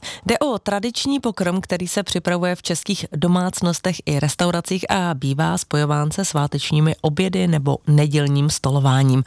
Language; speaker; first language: Czech; native; Czech